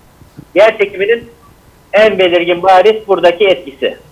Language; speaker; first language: Turkish; native; Turkish